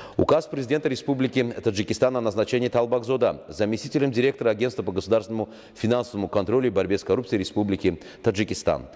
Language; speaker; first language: Russian; non-native, local second language; Tajik